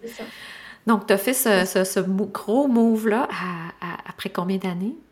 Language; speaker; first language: French; native; French